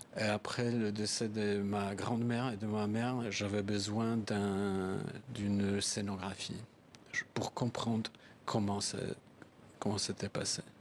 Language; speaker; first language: French; non-native, fluent; Polish